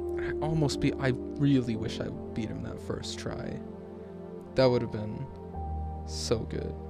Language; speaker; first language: English; native; English